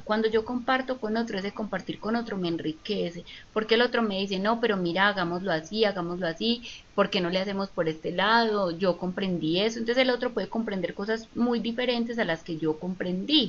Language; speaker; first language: Spanish; native; Spanish